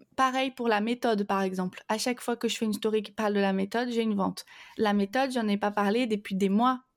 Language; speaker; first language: French; non-native, fluent; Portuguese